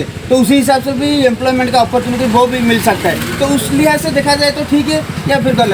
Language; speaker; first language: Hindi; non-native, local second language; Odia